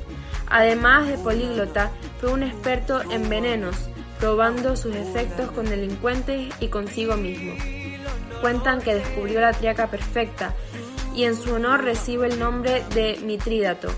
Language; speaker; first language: Spanish; native; Spanish